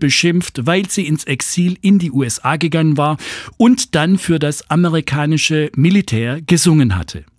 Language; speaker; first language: German; native; German